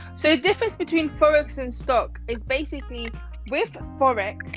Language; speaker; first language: English; non-native, fluent; Persian